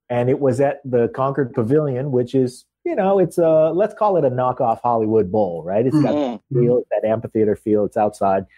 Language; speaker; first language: English; native; English